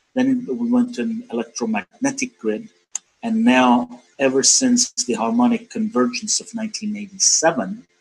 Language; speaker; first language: English; non-native, fluent; Persian